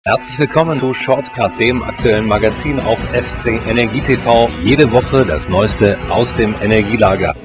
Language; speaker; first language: German; native; German